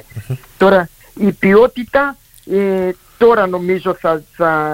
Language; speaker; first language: Greek; early bilingual, heritage; Greek